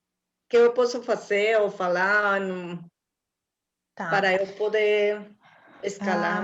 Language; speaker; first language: Portuguese; non-native, fluent; Spanish